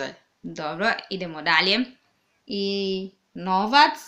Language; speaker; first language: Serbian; non-native, learner; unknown